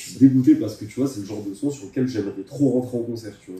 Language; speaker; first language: French; native; French